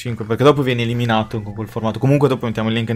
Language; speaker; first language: Italian; native; Italian